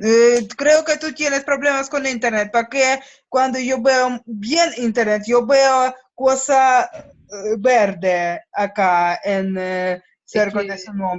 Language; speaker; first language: Spanish; non-native, learner; Russian